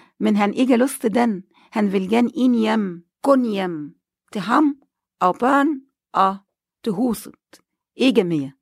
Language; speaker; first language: Danish; non-native, learner; Arabic